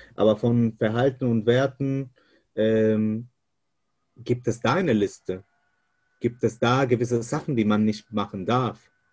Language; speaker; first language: German; non-native, fluent; Spanish